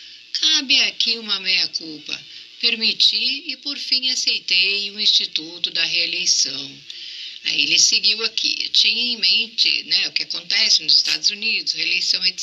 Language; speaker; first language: Portuguese; native; Portuguese